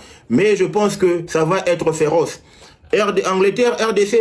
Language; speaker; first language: French; non-native, local second language; Lingala